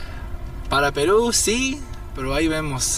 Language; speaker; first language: Spanish; early bilingual, heritage; Spanish